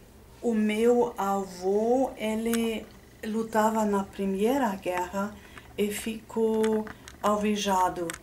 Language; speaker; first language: Portuguese; non-native, fluent; German